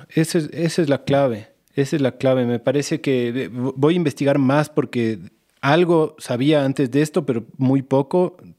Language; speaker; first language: Spanish; native; Spanish